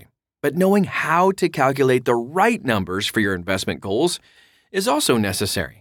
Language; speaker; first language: English; native; English